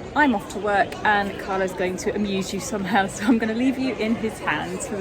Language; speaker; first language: English; native; English